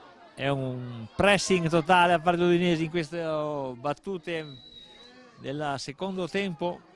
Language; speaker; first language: Italian; native; Italian